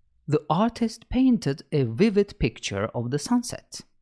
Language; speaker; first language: English; non-native, fluent; Turkish